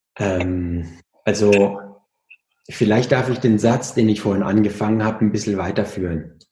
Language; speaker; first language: German; early bilingual, other home language; Italian